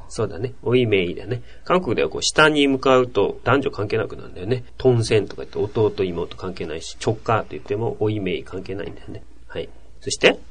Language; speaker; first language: Japanese; native; Japanese